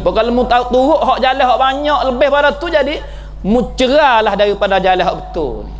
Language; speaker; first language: Malay; native; Malay